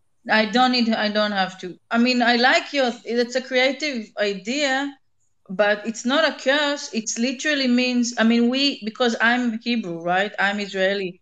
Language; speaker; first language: English; non-native, fluent; Hebrew